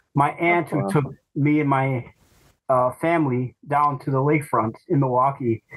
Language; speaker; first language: English; native; English